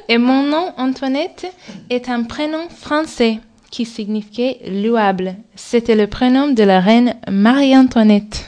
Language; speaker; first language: French; non-native, fluent; English